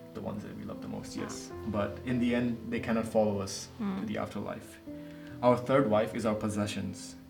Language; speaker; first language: English; non-native, local second language; Nepali